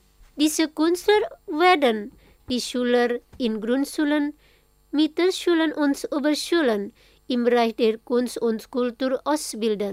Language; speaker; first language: German; non-native, fluent; Indonesian